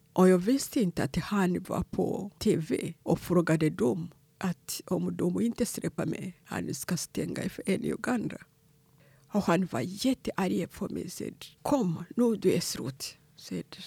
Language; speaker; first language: Swedish; non-native, fluent; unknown